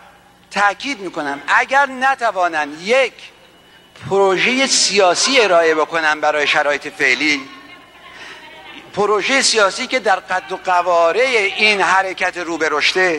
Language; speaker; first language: Persian; native; Persian